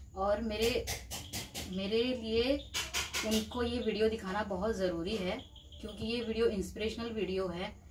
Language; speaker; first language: Hindi; non-native, local second language; Konkani